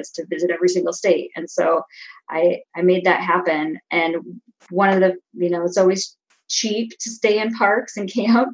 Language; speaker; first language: English; native; English